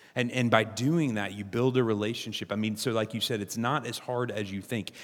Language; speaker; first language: English; native; English